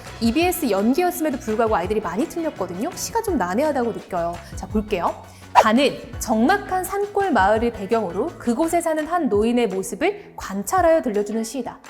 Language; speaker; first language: Korean; native; Korean